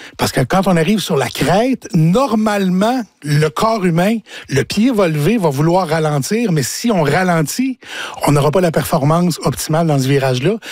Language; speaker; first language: French; native; French